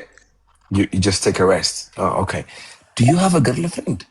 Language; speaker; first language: English; non-native, fluent; Amharic